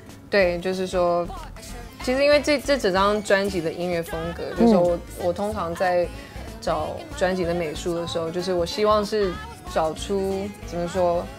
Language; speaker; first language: Chinese; early bilingual, heritage; Chinese